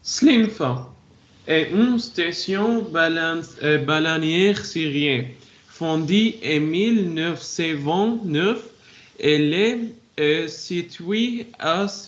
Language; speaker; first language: French; non-native, learner; Arabic